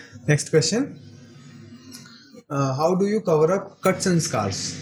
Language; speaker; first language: English; non-native, local second language; Bangla